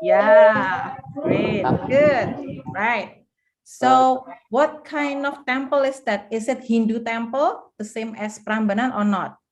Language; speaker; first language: English; non-native, fluent; Indonesian